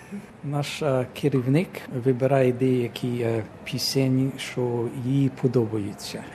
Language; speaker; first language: Ukrainian; early bilingual, heritage; Ukrainian